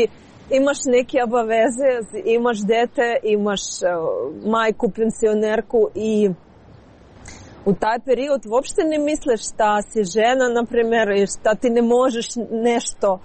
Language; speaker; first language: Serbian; non-native, learner; Ukrainian